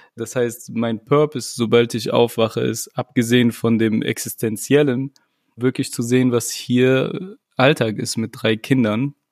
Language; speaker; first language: German; native; German